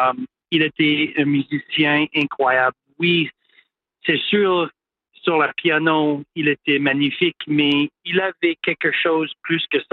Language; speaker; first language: French; non-native, local second language; English